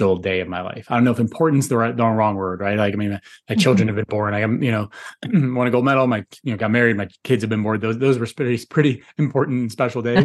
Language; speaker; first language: English; native; English